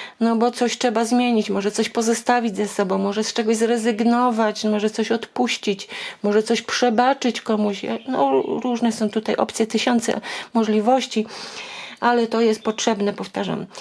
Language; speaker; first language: Polish; native; Polish